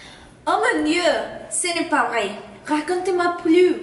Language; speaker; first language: French; non-native, learner; Spanish